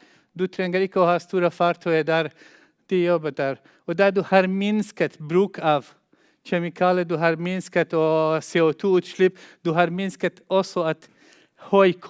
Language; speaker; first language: Norwegian; non-native, fluent; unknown